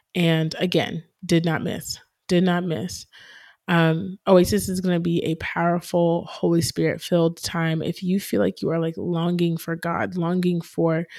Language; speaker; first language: English; native; English